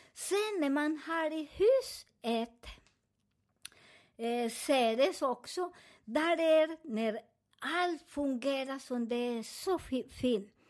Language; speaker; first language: Swedish; non-native, learner; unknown